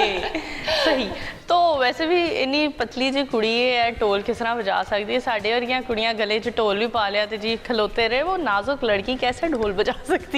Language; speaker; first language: Hindi; native; Hindi